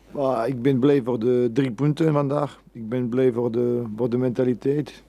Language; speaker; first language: Dutch; non-native, learner; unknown